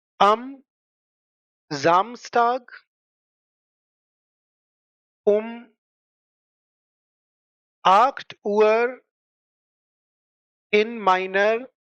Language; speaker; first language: German; non-native, learner; Hindi